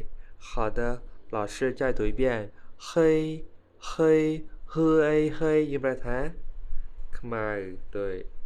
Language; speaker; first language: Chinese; non-native, fluent; Khmer